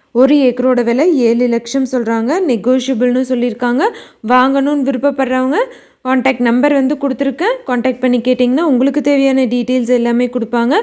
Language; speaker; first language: Tamil; native; Tamil